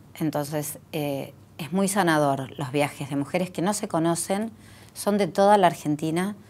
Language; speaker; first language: Spanish; native; Spanish